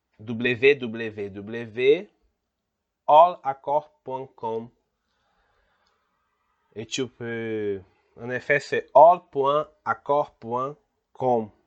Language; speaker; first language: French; non-native, fluent; Portuguese